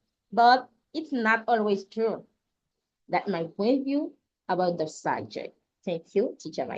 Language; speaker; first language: English; non-native, learner; French